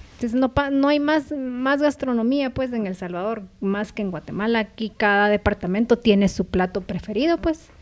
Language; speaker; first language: Spanish; native; Spanish